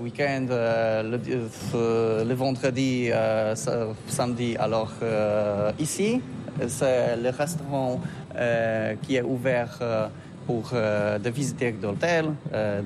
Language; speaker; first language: French; non-native, learner; Polish